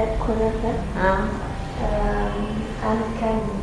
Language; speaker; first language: English; non-native, learner; Arabic